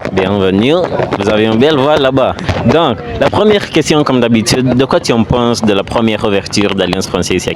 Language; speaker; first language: French; non-native, fluent; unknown